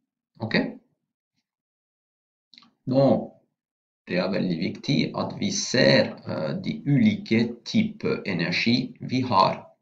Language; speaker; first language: Norwegian; non-native, fluent; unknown